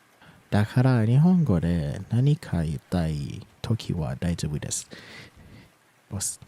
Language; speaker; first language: Japanese; non-native, learner; Thai